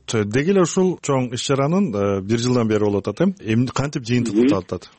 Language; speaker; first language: Kyrgyz; native; Kyrgyz